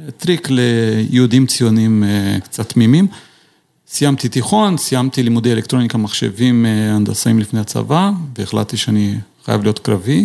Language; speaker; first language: Hebrew; non-native, fluent; Portuguese